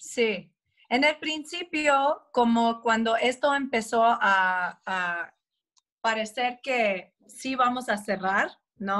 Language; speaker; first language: Spanish; non-native, fluent; English